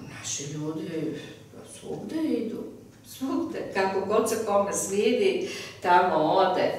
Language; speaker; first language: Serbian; early bilingual, heritage; Serbian